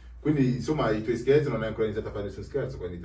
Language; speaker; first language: Italian; native; Italian